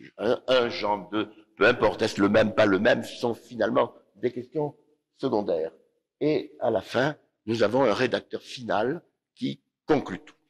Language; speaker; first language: French; native; French